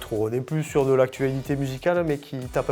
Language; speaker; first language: French; native; French